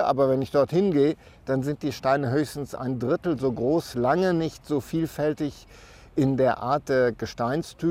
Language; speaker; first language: German; native; German